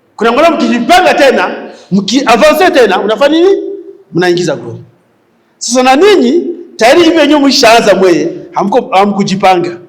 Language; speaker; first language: Swahili; non-native, local second language; Rundi